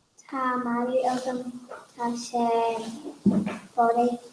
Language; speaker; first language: Irish; non-native, learner; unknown